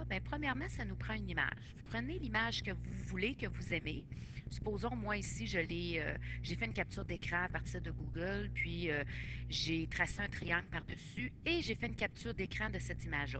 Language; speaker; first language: French; native; French